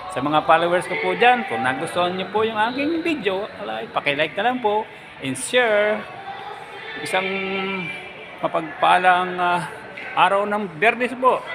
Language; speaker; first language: Filipino; native; Filipino